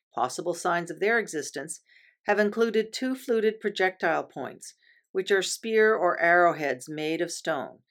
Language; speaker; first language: English; native; English